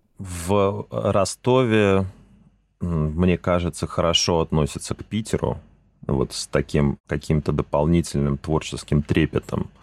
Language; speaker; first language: Russian; native; Russian